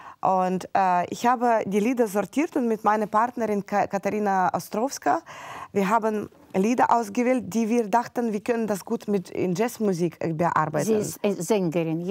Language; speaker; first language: German; non-native, fluent; Russian